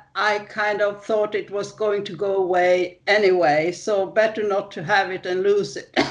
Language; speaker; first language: English; non-native, fluent; Swedish